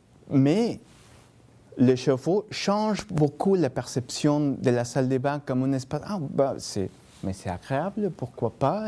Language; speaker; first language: French; non-native, fluent; Spanish